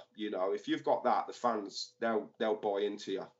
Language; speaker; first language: English; native; English